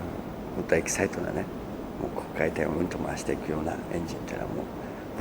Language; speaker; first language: Japanese; native; Japanese